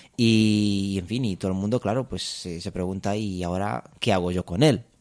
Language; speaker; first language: Spanish; non-native, fluent; Romanian